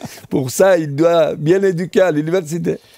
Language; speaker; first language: French; non-native, fluent; Persian